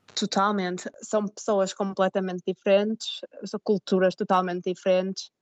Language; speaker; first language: Portuguese; native; Portuguese